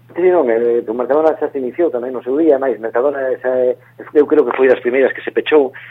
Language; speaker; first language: Galician; non-native, local second language; Spanish